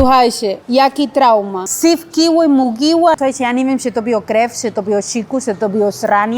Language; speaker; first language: Polish; non-native, learner; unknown